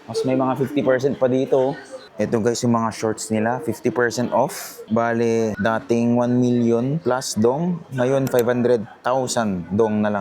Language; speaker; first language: Filipino; native; Filipino